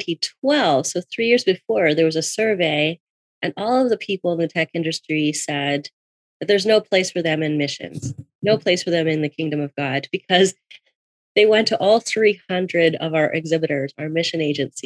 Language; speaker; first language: English; native; English